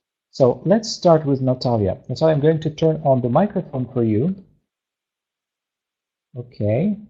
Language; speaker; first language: English; non-native, fluent; Russian